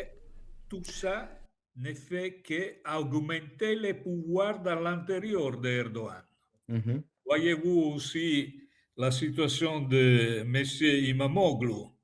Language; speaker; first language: French; non-native, fluent; Italian